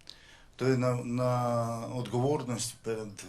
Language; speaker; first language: Slovenian; non-native, learner; Russian